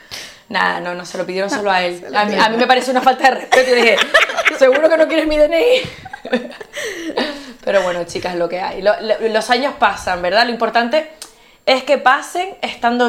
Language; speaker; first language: Spanish; native; Spanish